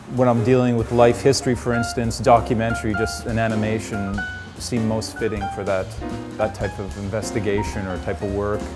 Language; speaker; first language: English; native; English